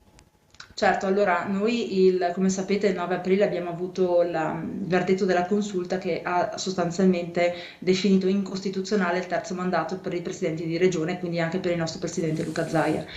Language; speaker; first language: Italian; native; Italian